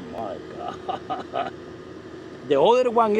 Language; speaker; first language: English; non-native, learner; Spanish